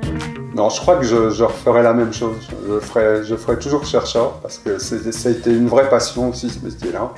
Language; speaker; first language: French; native; French